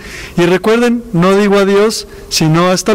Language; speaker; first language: Spanish; native; Spanish